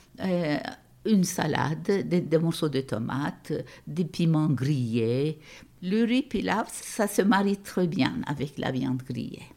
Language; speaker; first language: French; non-native, fluent; Turkish